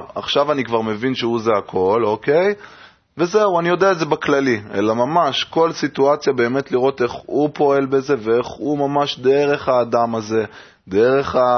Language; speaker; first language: Hebrew; native; Hebrew